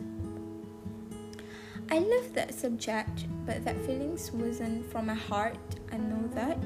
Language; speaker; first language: English; non-native, local second language; Pattani Malay